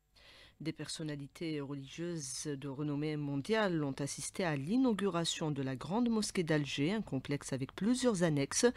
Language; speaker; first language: French; non-native, local second language; Arabic